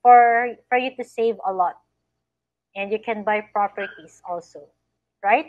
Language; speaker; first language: English; non-native, fluent; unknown